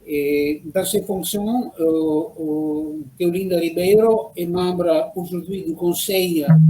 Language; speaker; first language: French; non-native, fluent; Italian